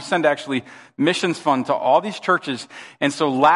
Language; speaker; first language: English; native; English